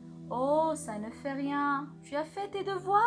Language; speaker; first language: French; non-native, local second language; Arabic